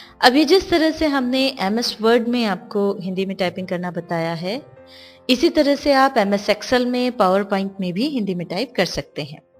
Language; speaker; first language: Hindi; native; Hindi